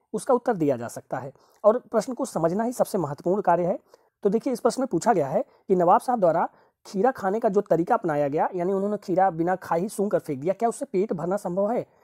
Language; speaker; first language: Hindi; native; Hindi